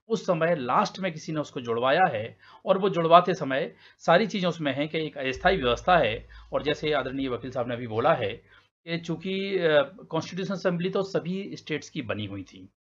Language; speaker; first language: Hindi; native; Hindi